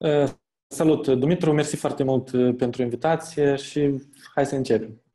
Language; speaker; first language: Romanian; native; Romanian